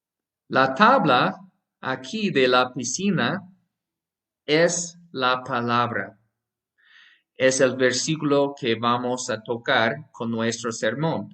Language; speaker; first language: Spanish; non-native, fluent; English